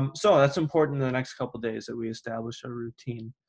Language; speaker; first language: English; native; English